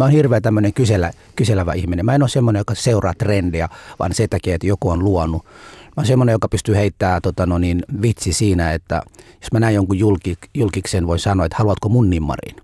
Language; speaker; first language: Finnish; non-native, fluent; Somali